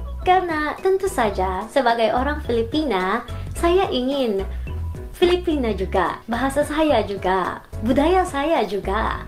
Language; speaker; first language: Indonesian; non-native, learner; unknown